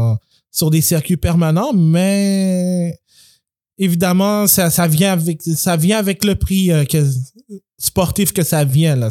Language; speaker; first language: French; native; French